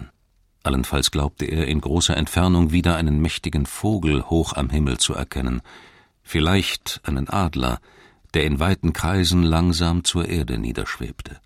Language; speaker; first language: German; native; German